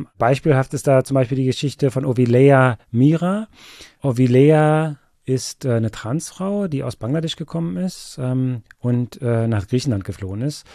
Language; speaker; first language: German; native; German